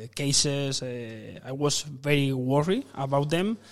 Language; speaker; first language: English; non-native, fluent; Spanish